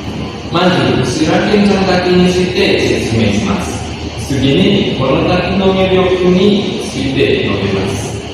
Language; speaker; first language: Japanese; non-native, learner; Indonesian